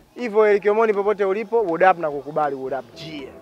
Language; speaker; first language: Swahili; native; Swahili